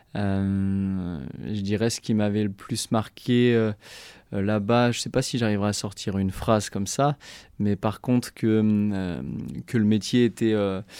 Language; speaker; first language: French; native; French